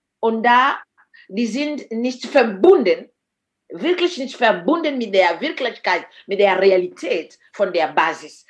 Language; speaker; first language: German; non-native, fluent; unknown